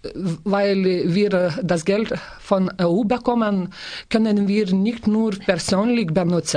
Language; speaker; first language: German; non-native, learner; Lithuanian